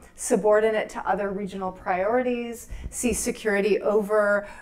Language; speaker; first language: English; native; English